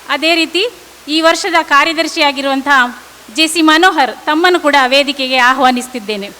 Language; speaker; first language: Kannada; native; Kannada